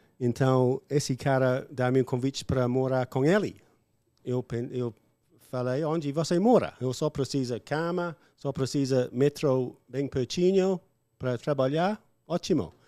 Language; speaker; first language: Portuguese; non-native, learner; English